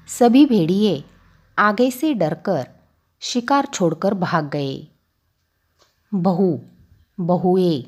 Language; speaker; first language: Hindi; non-native, local second language; Marathi